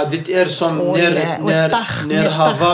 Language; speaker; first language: Swedish; non-native, learner; Arabic